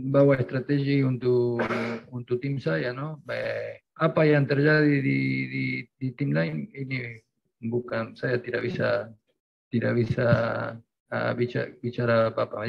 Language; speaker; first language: Indonesian; non-native, fluent; Spanish